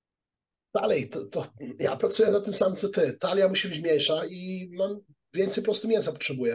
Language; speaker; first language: Polish; early bilingual, heritage; Polish